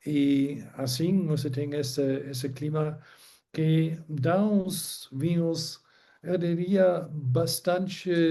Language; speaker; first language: Portuguese; non-native, fluent; German